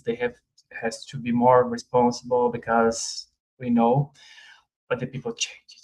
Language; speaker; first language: English; non-native, fluent; Portuguese